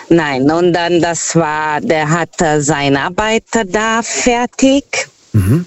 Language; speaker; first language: German; non-native, fluent; Portuguese